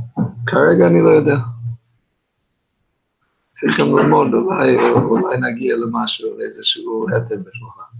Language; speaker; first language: Hebrew; non-native, fluent; English